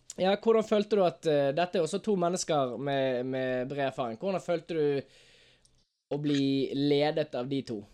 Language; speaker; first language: Norwegian; native; Norwegian